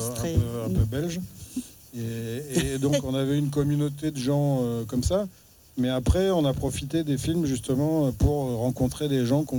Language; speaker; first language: French; native; French